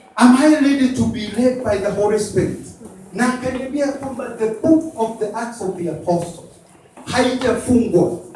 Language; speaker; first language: English; non-native, local second language; Swahili